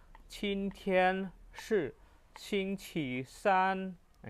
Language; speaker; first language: Chinese; non-native, learner; Indonesian